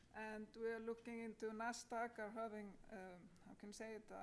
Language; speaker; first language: English; non-native, fluent; Icelandic